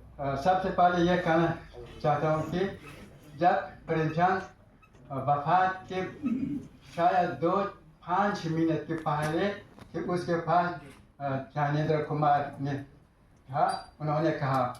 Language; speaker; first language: Hindi; non-native, fluent; Tajik